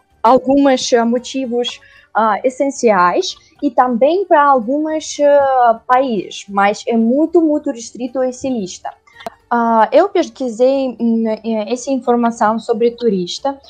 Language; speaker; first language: Portuguese; non-native, learner; Russian